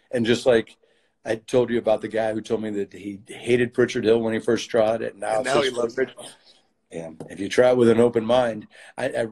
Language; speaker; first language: English; native; English